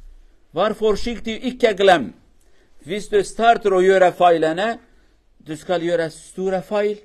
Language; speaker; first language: Norwegian; non-native, fluent; Kurdish